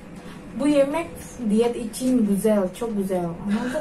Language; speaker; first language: Turkish; non-native, learner; Indonesian